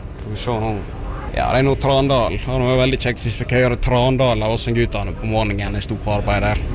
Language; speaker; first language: Norwegian; native; Norwegian